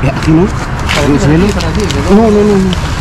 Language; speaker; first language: Spanish; non-native, learner; Filipino